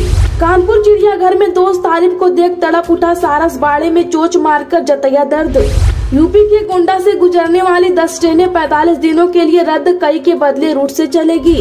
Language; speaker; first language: Hindi; native; Hindi